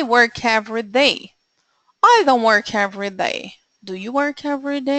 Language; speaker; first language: English; non-native, fluent; Portuguese